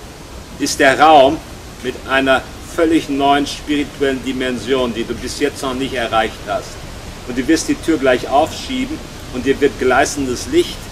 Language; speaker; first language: German; native; German